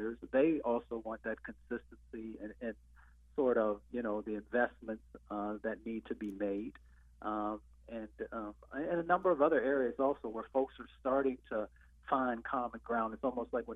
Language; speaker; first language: English; native; English